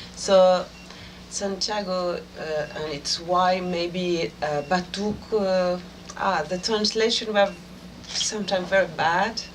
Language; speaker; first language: English; non-native, fluent; French